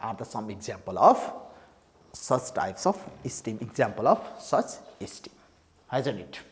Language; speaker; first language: English; non-native, local second language; Nepali